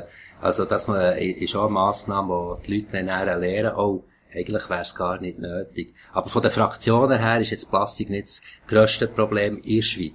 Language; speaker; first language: German; native; German